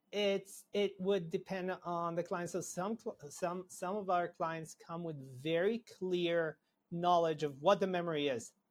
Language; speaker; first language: English; non-native, fluent; Hebrew